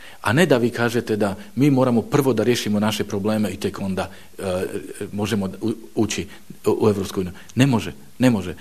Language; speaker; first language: Bosnian; non-native, fluent; Slovak